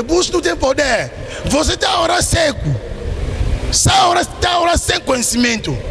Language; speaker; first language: Portuguese; non-native, learner; Lingala